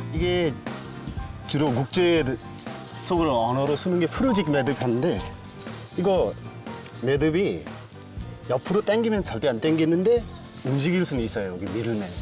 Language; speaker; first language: Korean; non-native, fluent; Nepali